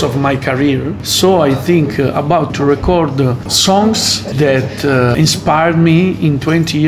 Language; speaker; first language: English; non-native, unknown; Italian